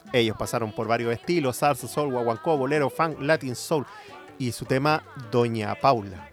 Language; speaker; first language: Spanish; native; Spanish